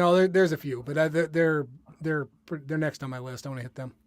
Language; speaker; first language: English; native; English